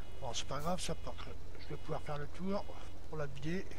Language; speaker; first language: French; native; French